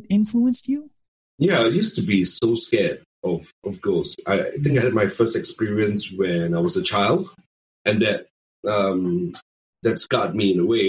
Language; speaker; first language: English; native; English